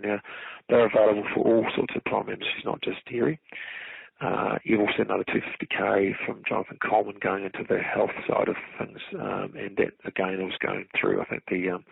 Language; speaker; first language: English; native; English